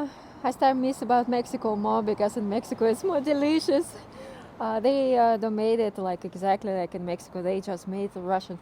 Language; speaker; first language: English; non-native, learner; Spanish